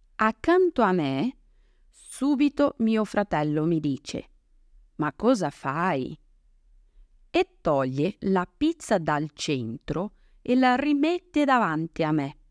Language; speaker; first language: Italian; non-native, fluent; Portuguese